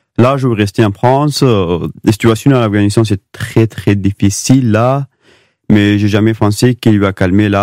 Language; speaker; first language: French; non-native, learner; Pashto